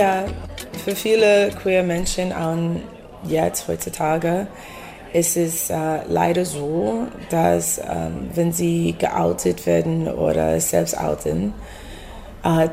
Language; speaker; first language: German; non-native, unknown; English